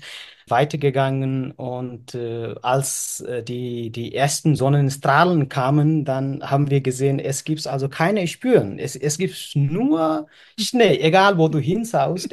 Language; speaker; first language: German; non-native, fluent; Nepali